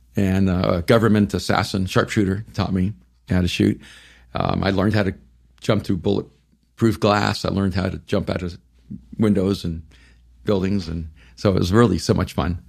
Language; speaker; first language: English; early bilingual, other home language; Spanish